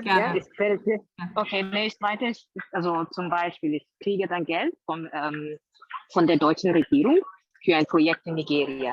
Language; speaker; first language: German; non-native, fluent; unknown